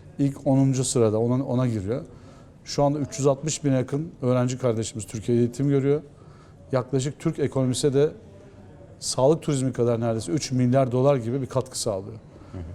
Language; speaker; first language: Turkish; native; Turkish